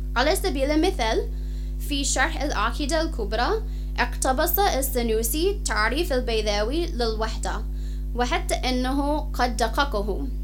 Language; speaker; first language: Arabic; non-native, fluent; English